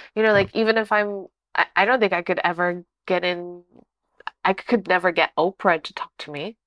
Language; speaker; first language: English; non-native, fluent; Portuguese